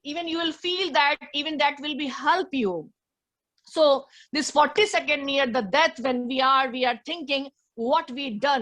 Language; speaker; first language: English; non-native, learner; Hindi